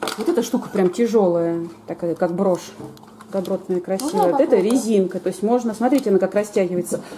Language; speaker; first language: Russian; native; Russian